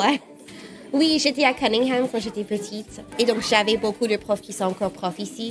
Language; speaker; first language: French; non-native, fluent; English